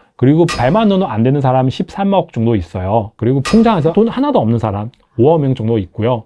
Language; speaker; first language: Korean; non-native, fluent; Chinese